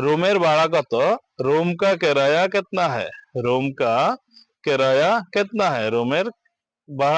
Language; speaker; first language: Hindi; non-native, learner; Bangla